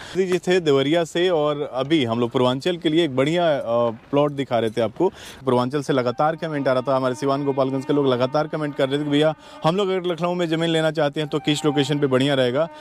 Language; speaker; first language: Hindi; native; Hindi